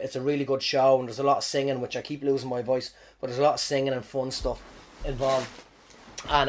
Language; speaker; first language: English; native; English